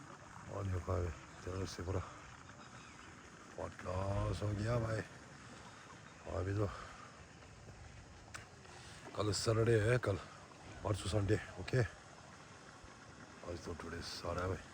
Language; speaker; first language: Hindi; non-native, local second language; Tibetan